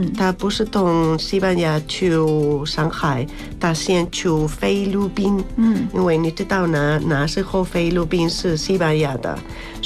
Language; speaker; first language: Chinese; non-native, learner; Spanish